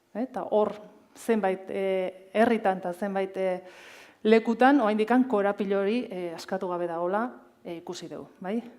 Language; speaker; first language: Basque; native; Basque